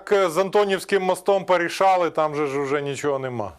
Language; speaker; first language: Ukrainian; native; Ukrainian